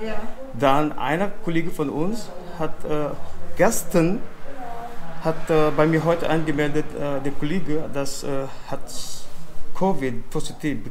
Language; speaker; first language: German; non-native, learner; Filipino